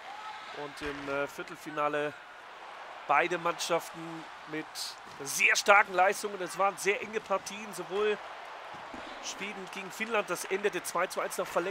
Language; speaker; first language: German; native; German